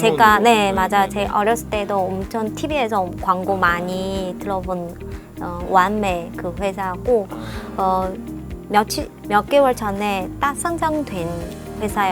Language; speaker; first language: Korean; non-native, fluent; Chinese